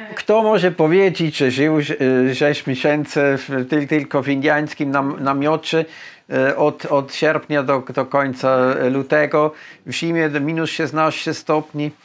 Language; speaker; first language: Polish; non-native, fluent; German